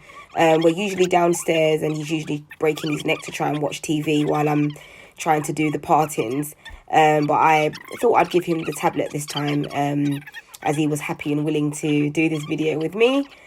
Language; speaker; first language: English; native; English